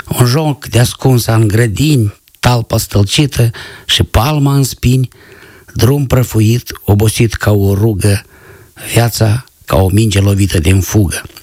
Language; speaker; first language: Romanian; native; Romanian